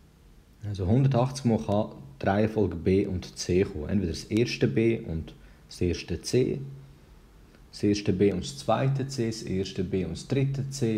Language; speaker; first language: German; early bilingual, other home language; Albanian